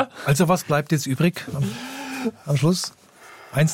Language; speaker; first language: German; native; German